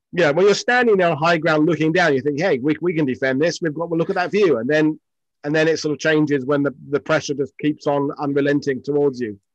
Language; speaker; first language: English; native; English